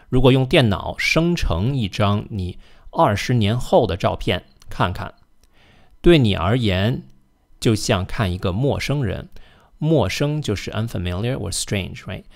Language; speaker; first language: Chinese; non-native, fluent; English